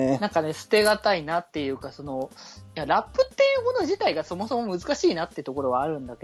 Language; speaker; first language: Japanese; native; Japanese